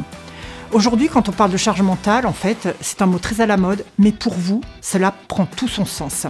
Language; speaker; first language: French; native; French